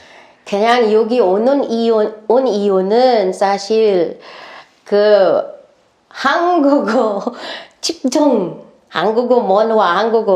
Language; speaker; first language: Korean; non-native, learner; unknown